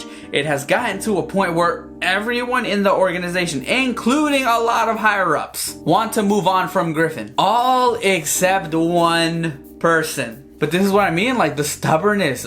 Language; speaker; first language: English; native; English